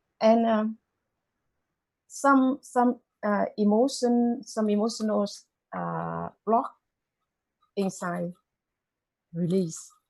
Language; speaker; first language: English; non-native, learner; Vietnamese